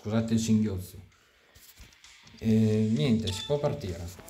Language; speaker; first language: Italian; native; Italian